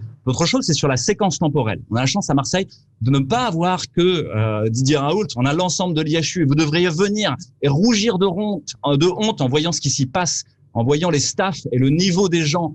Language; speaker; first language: French; native; French